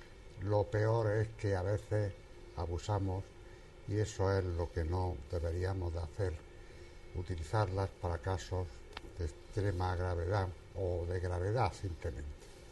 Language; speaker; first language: Spanish; native; Spanish